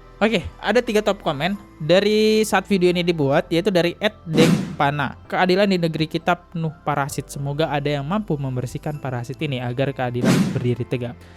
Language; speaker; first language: Indonesian; native; Indonesian